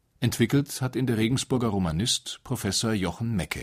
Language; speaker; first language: German; native; German